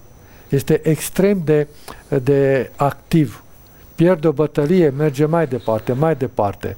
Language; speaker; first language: Romanian; native; Romanian